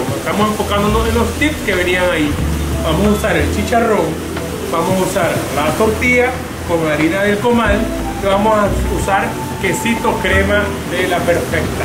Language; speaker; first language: Spanish; native; Spanish